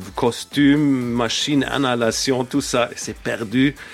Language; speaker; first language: French; non-native, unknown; German